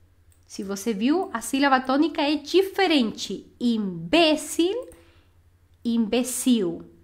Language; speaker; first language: Portuguese; non-native, fluent; Spanish